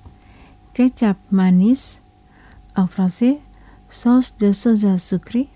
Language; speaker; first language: French; non-native, local second language; Indonesian